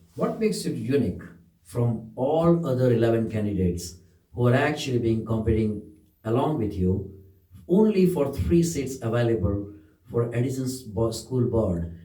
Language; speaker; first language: English; non-native, local second language; Gujarati